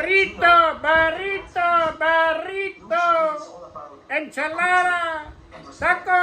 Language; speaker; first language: Spanish; non-native, learner; English